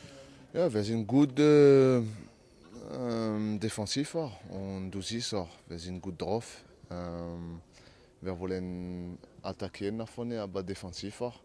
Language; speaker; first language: German; non-native, learner; French